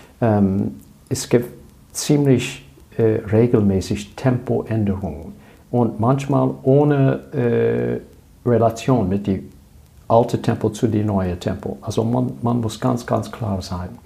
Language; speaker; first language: German; non-native, learner; English